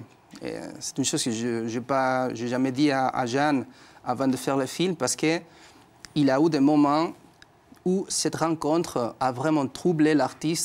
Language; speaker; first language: French; non-native, fluent; Spanish